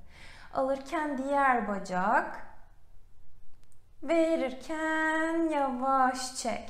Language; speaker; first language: Turkish; native; Turkish